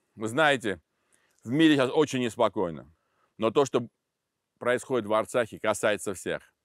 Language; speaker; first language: Russian; non-native, local second language; Armenian